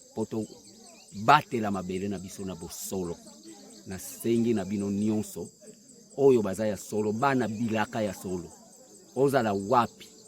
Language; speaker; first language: Lingala; non-native, local second language; Kongo